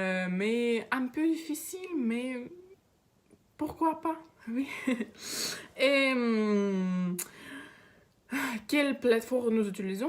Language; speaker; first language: French; non-native, learner; Russian